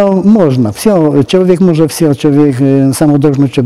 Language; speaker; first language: Russian; non-native, fluent; Polish